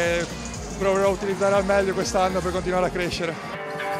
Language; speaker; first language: Italian; native; Italian